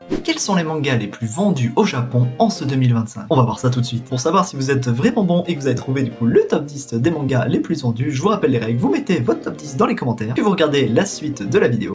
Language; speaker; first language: French; native; French